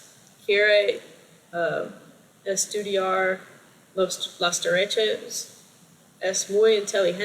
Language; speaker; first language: Spanish; non-native, learner; English